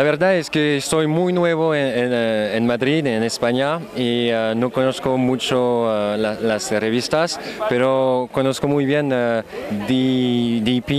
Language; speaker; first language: Spanish; non-native, learner; French